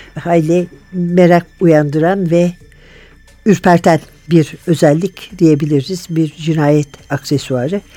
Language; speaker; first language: Turkish; native; Turkish